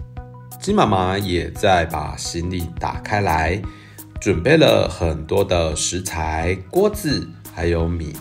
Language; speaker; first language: Chinese; native; Chinese